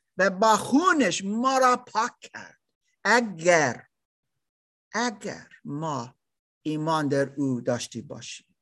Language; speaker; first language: Persian; non-native, learner; German